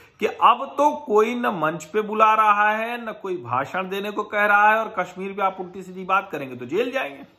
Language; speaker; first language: Hindi; native; Hindi